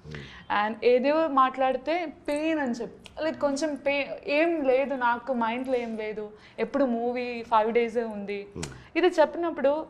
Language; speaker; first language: Telugu; non-native, learner; Malayalam